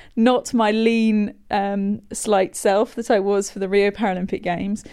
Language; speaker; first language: English; native; English